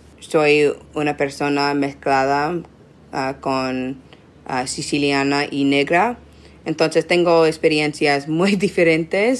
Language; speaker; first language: Spanish; non-native, learner; English